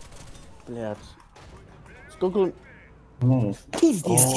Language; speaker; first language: Russian; non-native, learner; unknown